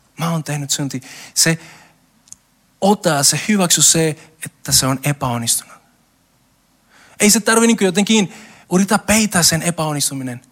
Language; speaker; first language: Finnish; non-native, learner; Spanish